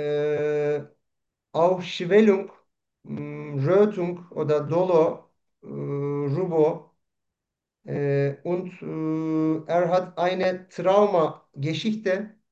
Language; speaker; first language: German; non-native, fluent; Turkish